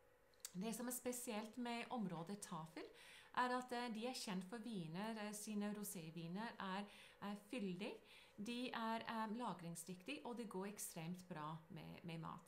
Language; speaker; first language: Norwegian; non-native, fluent; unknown